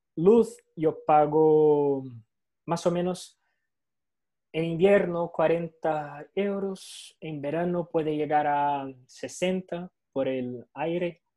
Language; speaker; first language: Spanish; non-native, fluent; Portuguese